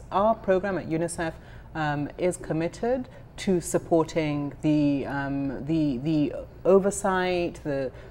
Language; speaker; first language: English; non-native, local second language; Ganda